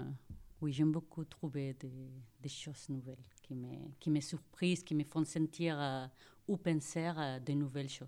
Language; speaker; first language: French; non-native, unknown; Spanish